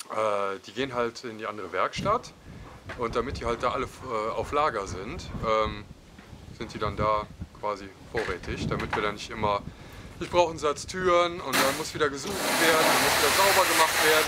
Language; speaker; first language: German; native; German